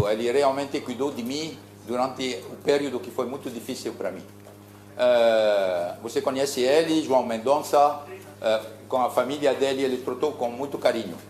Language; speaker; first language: Portuguese; early bilingual, heritage; Portuguese